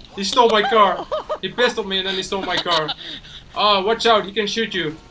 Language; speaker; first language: English; non-native, fluent; Dutch